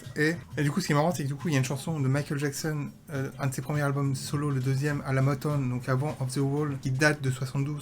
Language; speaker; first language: French; native; French